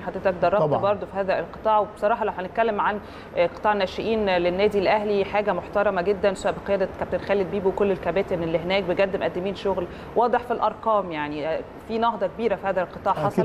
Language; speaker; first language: Arabic; native; Arabic